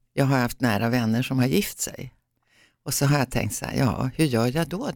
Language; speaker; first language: Swedish; native; Swedish